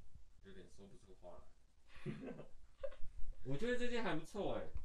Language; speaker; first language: Chinese; native; Chinese